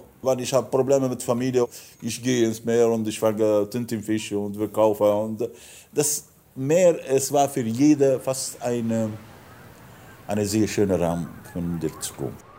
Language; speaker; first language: German; non-native, learner; Arabic